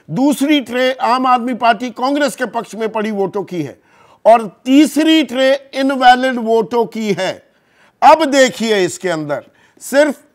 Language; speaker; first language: Hindi; native; Hindi